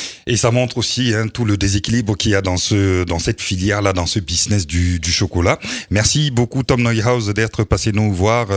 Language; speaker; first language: French; native; French